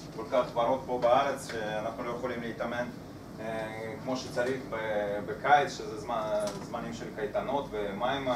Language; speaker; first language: Hebrew; non-native, fluent; Russian